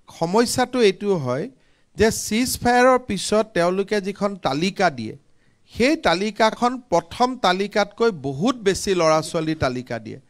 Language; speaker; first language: Assamese; native; Assamese